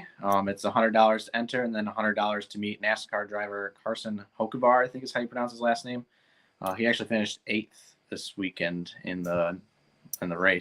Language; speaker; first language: English; native; English